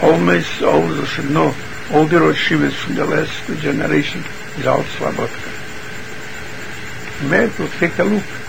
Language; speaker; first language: English; non-native, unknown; Yiddish